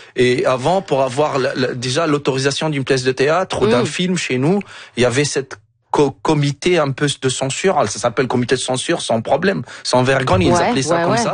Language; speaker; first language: French; non-native, local second language; Arabic